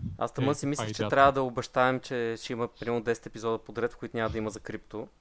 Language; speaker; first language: Bulgarian; native; Bulgarian